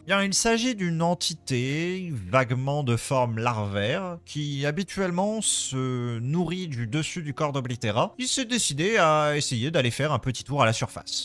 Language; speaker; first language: French; native; French